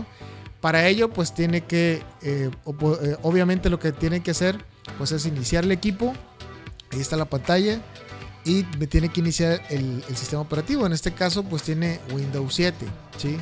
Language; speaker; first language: Spanish; native; Spanish